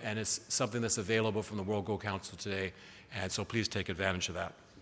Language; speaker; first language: English; native; English